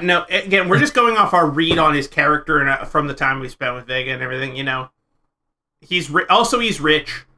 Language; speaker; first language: English; native; English